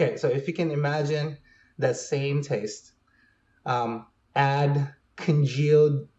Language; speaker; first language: English; native; English